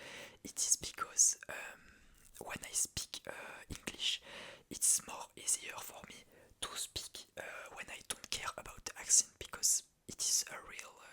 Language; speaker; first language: English; non-native, learner; French